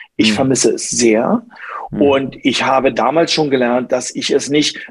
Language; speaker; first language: German; non-native, local second language; English